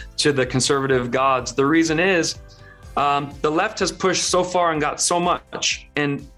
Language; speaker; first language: English; early bilingual, other home language; Persian